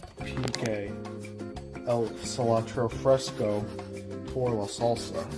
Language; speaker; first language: Spanish; non-native, learner; English